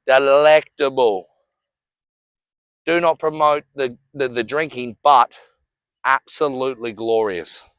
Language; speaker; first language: English; native; English